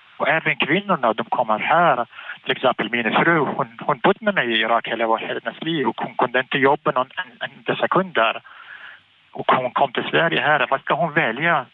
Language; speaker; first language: Swedish; non-native, fluent; Arabic